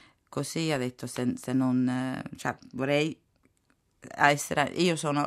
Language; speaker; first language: Italian; non-native, fluent; Swedish